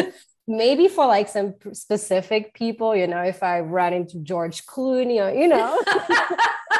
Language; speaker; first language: English; non-native, fluent; Portuguese